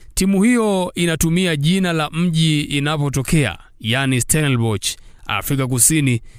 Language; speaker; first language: Swahili; native; Swahili